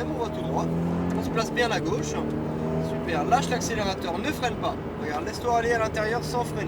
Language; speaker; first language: French; native; French